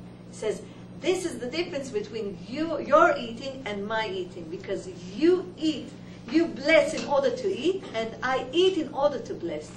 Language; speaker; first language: English; non-native, fluent; Hebrew